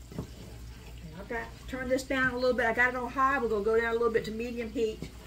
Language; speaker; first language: English; native; English